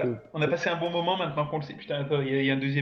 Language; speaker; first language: French; native; French